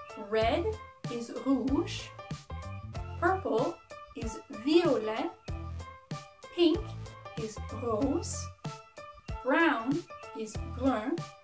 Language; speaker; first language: English; native; English